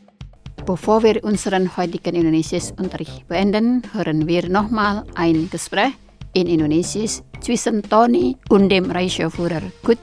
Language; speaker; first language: German; non-native, fluent; Indonesian